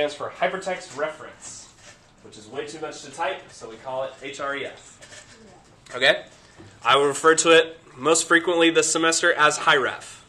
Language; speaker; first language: English; native; English